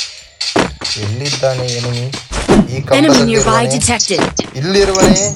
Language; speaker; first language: Kannada; native; Kannada